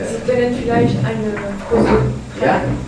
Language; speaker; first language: German; non-native, learner; French